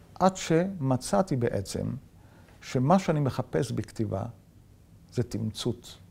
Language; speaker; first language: Hebrew; early bilingual, other home language; Yiddish